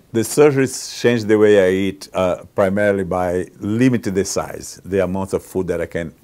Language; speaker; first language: English; non-native, fluent; Portuguese